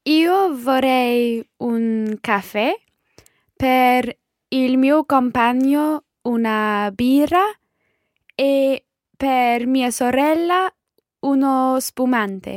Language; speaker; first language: Italian; non-native, learner; English